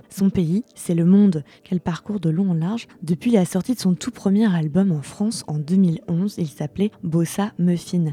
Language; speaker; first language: French; native; French